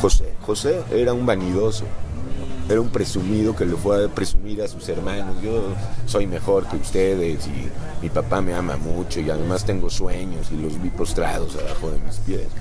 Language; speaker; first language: Spanish; native; Spanish